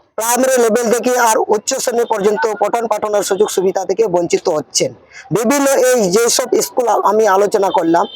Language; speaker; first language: Bangla; non-native, local second language; Santali